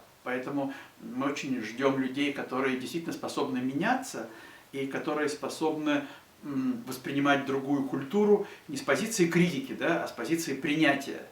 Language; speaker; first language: Russian; native; Russian